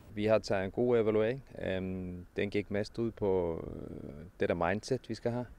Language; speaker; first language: Danish; non-native, fluent; Icelandic